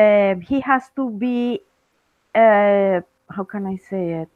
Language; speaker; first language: English; non-native, fluent; Spanish